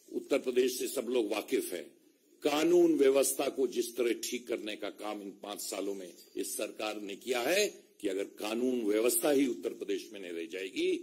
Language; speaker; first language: Hindi; native; Hindi